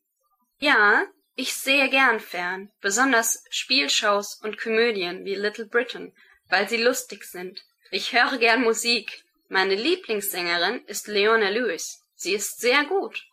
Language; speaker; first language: German; non-native, learner; English